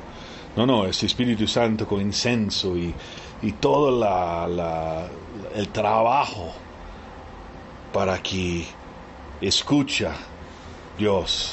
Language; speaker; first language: Spanish; early bilingual, heritage; Spanish